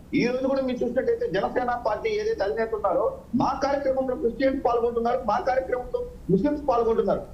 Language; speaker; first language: Telugu; native; Telugu